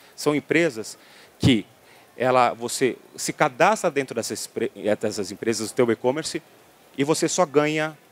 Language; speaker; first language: Portuguese; native; Portuguese